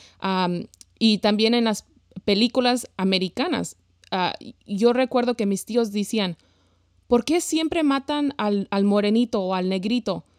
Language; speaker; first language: Spanish; early bilingual, heritage; Spanish